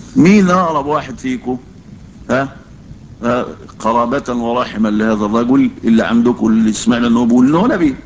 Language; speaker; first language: Arabic; native; Arabic